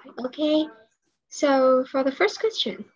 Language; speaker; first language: English; non-native, learner; Vietnamese